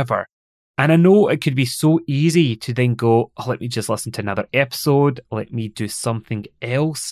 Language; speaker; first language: English; native; English